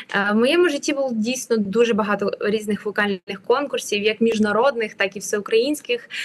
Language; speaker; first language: Ukrainian; native; Ukrainian